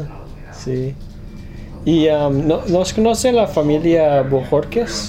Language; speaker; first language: Spanish; early bilingual, other home language; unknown